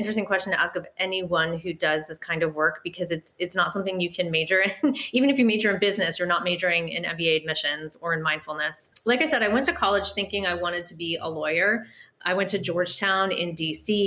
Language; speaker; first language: English; native; English